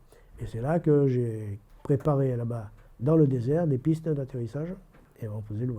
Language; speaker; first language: French; native; French